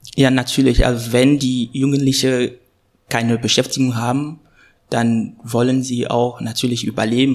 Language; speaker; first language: German; non-native, fluent; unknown